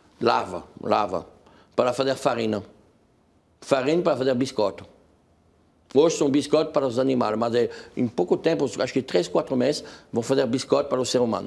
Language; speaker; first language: Portuguese; non-native, fluent; French